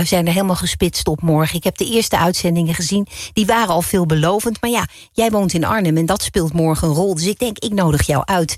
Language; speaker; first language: Dutch; native; Dutch